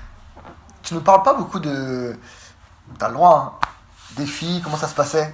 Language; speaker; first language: French; native; French